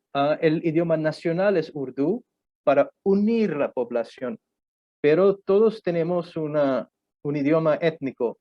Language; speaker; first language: Spanish; non-native, fluent; Punjabi